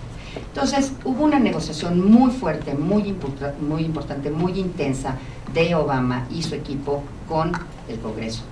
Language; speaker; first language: Spanish; native; Spanish